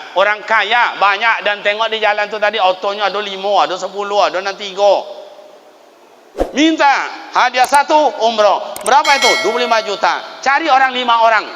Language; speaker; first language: Malay; non-native, local second language; Minangkabau